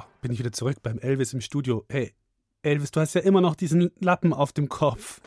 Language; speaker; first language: German; native; German